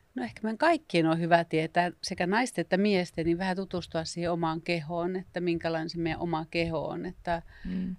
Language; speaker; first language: Finnish; native; Finnish